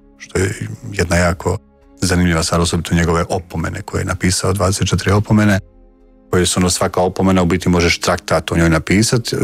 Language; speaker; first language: Croatian; native; Croatian